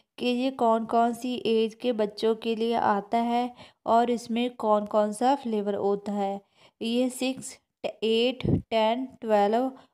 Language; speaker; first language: Hindi; non-native, local second language; Punjabi